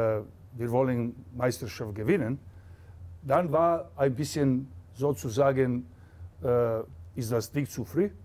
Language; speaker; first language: German; non-native, fluent; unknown